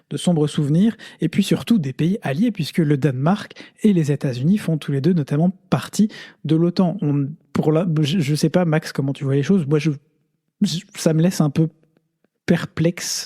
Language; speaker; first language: French; native; French